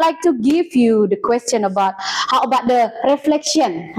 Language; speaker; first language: English; non-native, learner; Indonesian